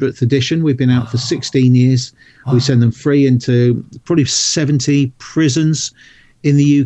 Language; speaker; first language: English; native; English